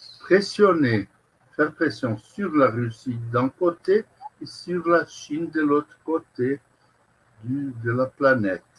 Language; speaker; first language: French; non-native, fluent; Portuguese